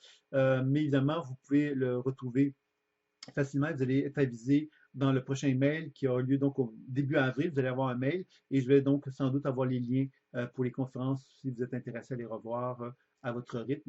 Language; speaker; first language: French; native; French